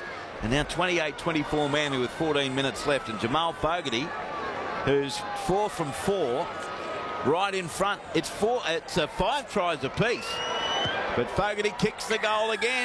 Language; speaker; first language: English; native; English